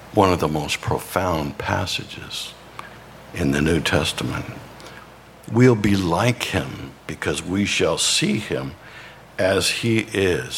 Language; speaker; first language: English; native; English